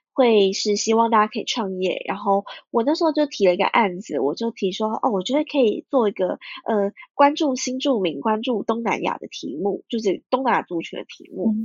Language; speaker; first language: Chinese; early bilingual, heritage; Chinese